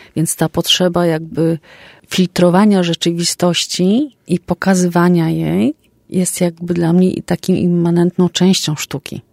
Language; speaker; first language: Polish; native; Polish